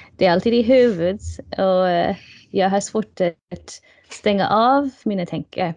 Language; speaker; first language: Swedish; non-native, fluent; English